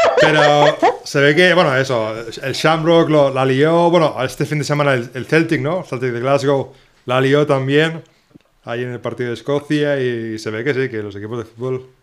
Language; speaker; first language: Spanish; native; Spanish